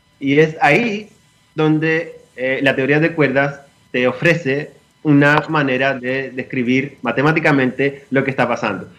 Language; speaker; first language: Spanish; non-native, fluent; Greek